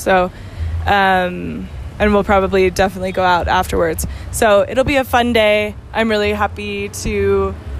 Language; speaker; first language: English; native; English